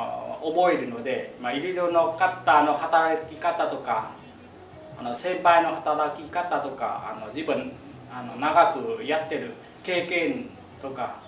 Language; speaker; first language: Japanese; non-native, fluent; Vietnamese